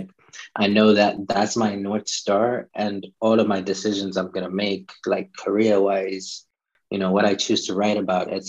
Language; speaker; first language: English; non-native, local second language; Shona